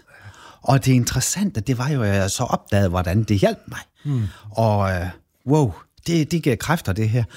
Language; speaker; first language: Danish; native; Danish